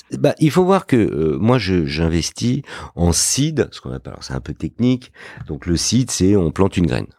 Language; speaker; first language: French; early bilingual, other home language; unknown